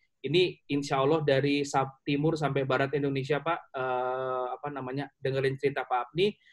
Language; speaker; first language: Indonesian; native; Indonesian